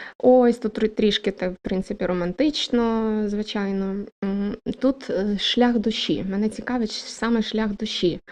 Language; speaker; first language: Ukrainian; native; Ukrainian